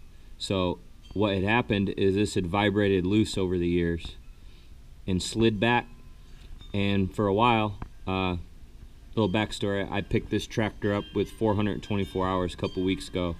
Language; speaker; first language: English; native; English